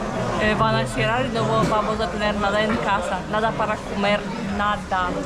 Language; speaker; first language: Spanish; non-native, fluent; Portuguese